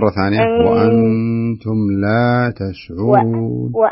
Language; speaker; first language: Arabic; native; Arabic